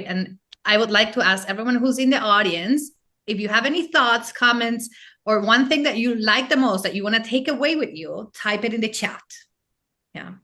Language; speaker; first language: English; non-native, fluent; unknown